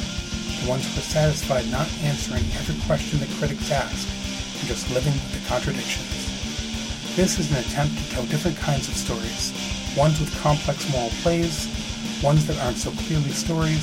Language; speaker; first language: English; native; English